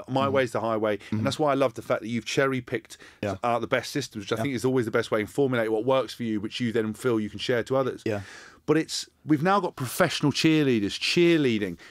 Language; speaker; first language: English; native; English